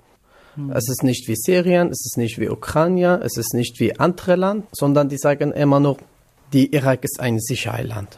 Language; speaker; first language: German; non-native, learner; Kurdish